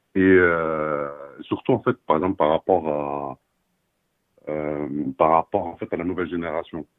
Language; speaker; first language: French; non-native, local second language; Arabic